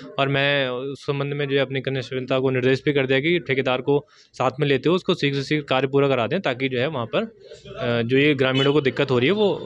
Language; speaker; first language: Hindi; native; Hindi